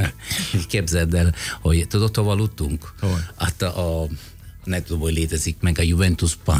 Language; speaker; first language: Hungarian; non-native, fluent; Italian